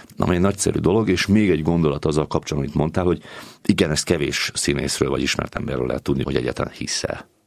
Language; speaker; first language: Hungarian; native; Hungarian